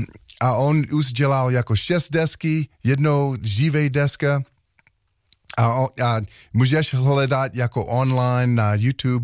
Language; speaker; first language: Czech; non-native, learner; English